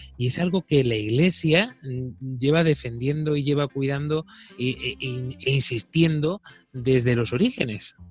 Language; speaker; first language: Spanish; native; Spanish